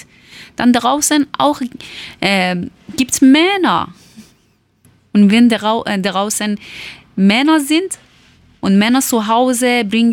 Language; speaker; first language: German; non-native, learner; Persian